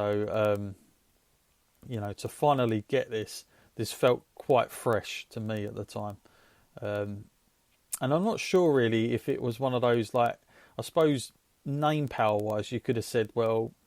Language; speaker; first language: English; native; English